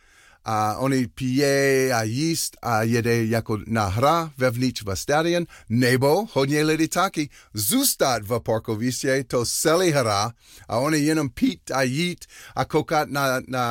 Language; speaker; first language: Czech; non-native, learner; English